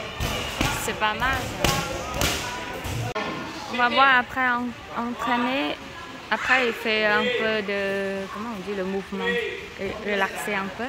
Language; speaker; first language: French; non-native, learner; Khmer